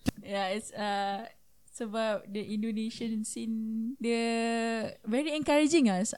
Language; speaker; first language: English; non-native, local second language; Malay